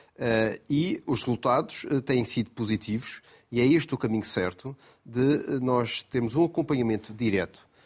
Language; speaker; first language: Portuguese; native; Portuguese